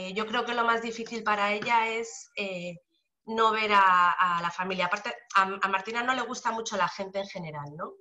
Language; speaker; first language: Spanish; native; Spanish